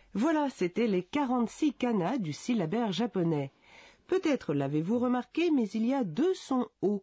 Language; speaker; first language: French; native; French